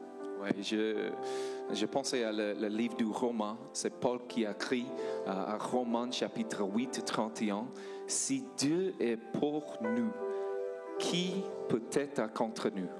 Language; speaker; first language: French; non-native, learner; English